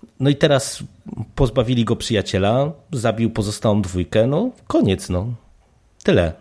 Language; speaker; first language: Polish; native; Polish